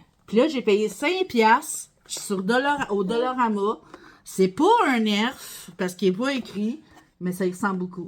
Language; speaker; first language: French; native; French